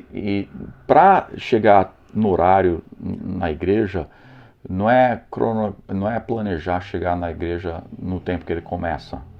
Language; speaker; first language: Portuguese; non-native, fluent; English